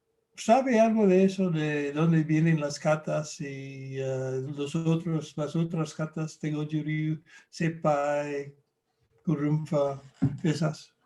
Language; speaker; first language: Spanish; non-native, fluent; English